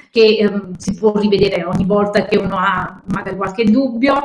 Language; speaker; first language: Italian; native; Italian